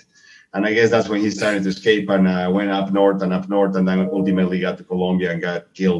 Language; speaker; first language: English; non-native, fluent; Spanish